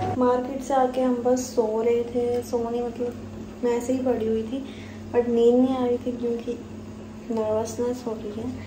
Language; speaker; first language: Hindi; non-native, local second language; Punjabi